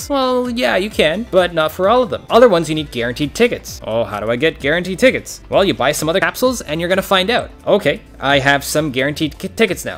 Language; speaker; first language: English; native; English